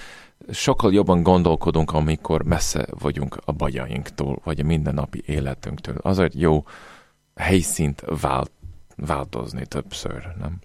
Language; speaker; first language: Hungarian; non-native, fluent; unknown